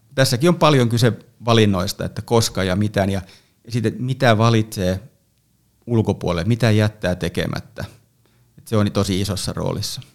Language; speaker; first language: Finnish; native; Finnish